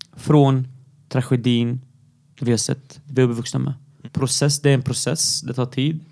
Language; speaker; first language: Swedish; early bilingual, other home language; Arabic